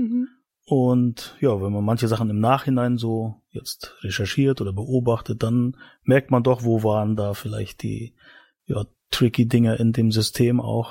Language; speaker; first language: German; native; German